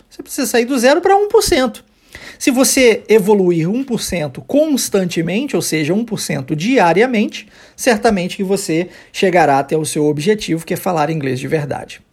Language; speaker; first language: Portuguese; early bilingual, heritage; English